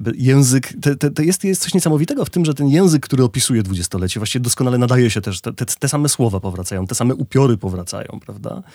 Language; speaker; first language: Polish; native; Polish